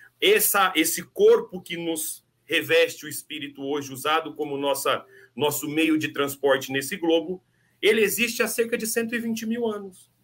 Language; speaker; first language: Portuguese; native; Portuguese